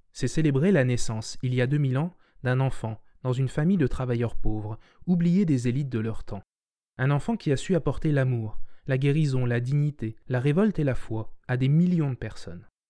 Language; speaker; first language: French; native; French